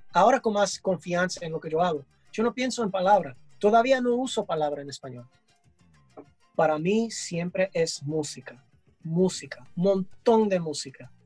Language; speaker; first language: Spanish; early bilingual, heritage; English